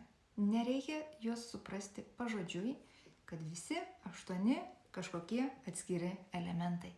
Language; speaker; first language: Lithuanian; native; Lithuanian